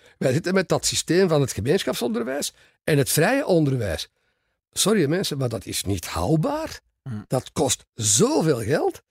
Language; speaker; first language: Dutch; native; Dutch